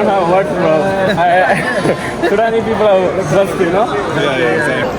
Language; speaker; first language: English; non-native, local second language; Malayalam